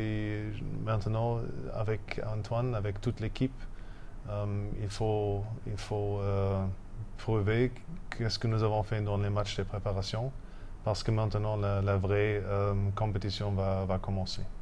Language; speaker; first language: French; non-native, fluent; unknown